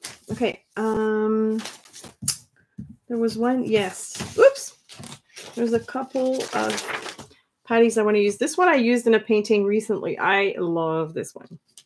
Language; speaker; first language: English; non-native, fluent; French